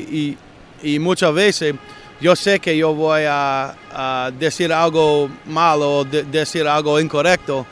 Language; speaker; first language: Spanish; non-native, learner; English